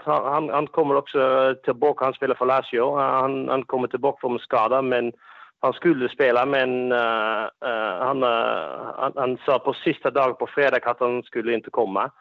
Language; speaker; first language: Swedish; non-native, fluent; Dutch